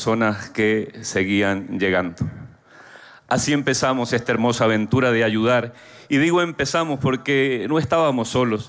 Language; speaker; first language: Spanish; native; Spanish